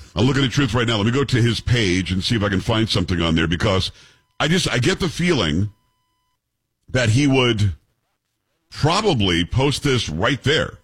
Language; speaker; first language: English; native; English